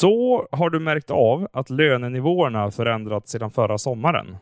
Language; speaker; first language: Swedish; native; Swedish